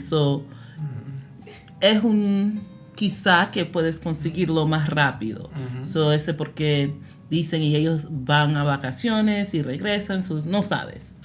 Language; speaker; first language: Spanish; early bilingual, heritage; Spanish